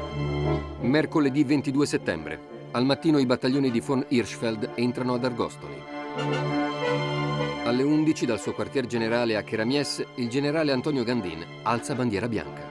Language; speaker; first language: Italian; native; Italian